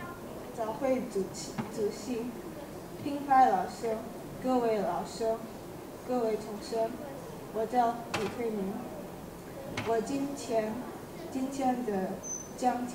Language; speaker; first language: Chinese; non-native, learner; Indonesian